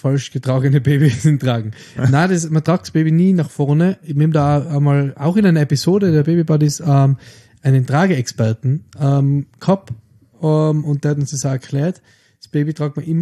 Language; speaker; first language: German; native; German